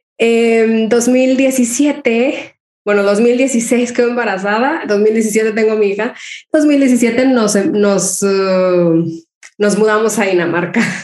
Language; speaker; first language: Spanish; native; Spanish